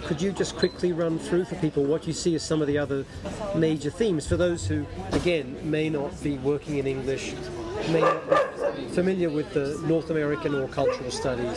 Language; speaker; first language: English; native; English